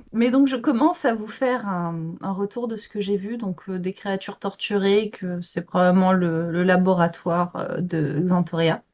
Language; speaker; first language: French; native; French